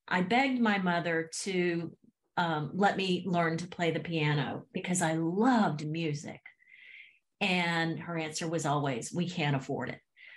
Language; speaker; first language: English; native; English